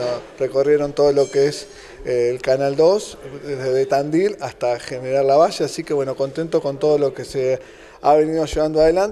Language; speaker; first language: Spanish; native; Spanish